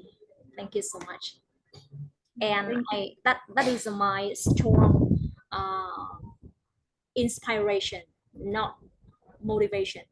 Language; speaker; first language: English; non-native, learner; Vietnamese